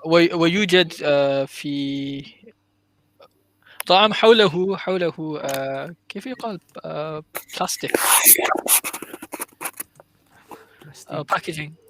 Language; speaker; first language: Arabic; non-native, learner; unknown